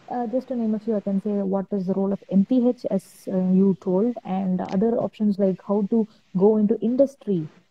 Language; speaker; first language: English; non-native, local second language; Tamil